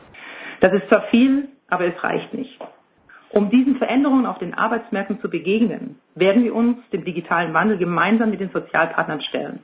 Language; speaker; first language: German; native; German